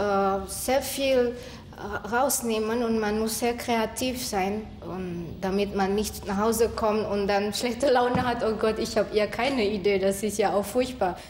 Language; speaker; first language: German; non-native, fluent; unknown